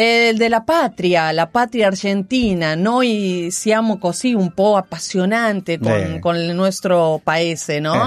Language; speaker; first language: Italian; non-native, learner; Spanish